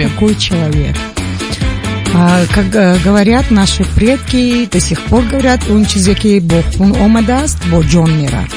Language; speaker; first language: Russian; non-native, local second language; Tajik